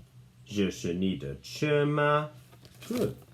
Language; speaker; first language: Chinese; non-native, fluent; English